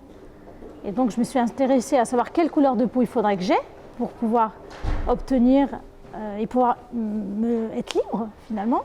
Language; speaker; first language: French; native; French